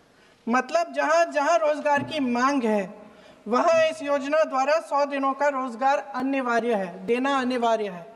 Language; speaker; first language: Hindi; native; Hindi